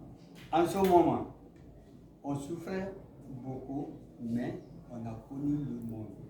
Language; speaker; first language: French; non-native, local second language; Mandingo